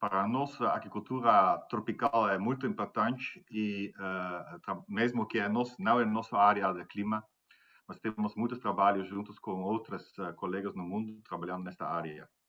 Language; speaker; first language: Portuguese; non-native, fluent; Dutch